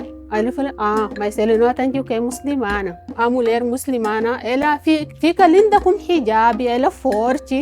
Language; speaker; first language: Portuguese; non-native, learner; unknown